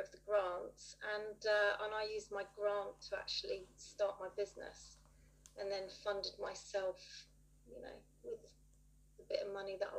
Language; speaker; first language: English; native; English